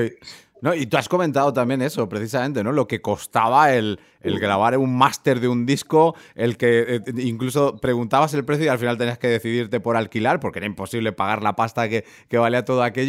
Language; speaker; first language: Spanish; native; Spanish